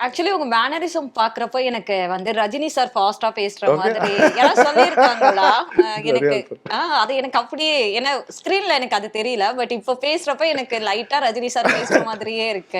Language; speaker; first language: Tamil; native; Tamil